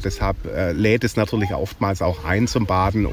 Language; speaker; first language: German; native; German